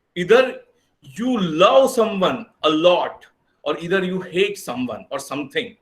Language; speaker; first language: English; non-native, local second language; Gujarati